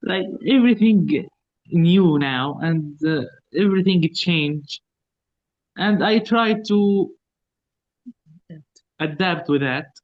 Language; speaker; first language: English; non-native, learner; Arabic